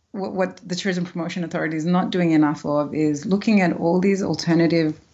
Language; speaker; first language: English; early bilingual, other home language; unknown